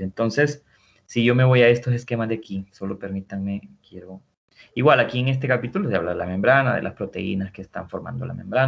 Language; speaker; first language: Spanish; native; Spanish